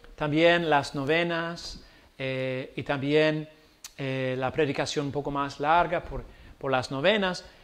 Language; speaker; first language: Spanish; non-native, learner; English